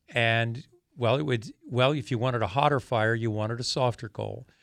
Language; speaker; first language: English; native; English